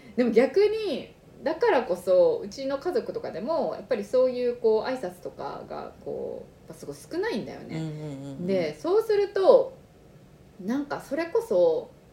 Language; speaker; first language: Japanese; early bilingual, other home language; Chinese